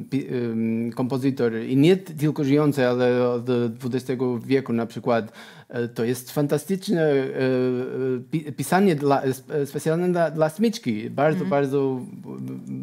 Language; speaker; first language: Polish; non-native, learner; Portuguese